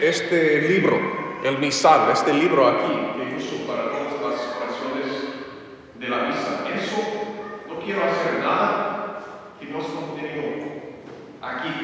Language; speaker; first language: Spanish; non-native, fluent; English